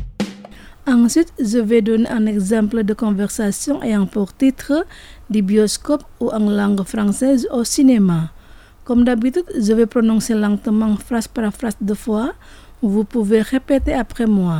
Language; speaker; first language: French; non-native, fluent; Indonesian